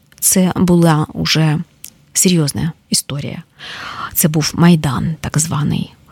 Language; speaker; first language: Ukrainian; native; Ukrainian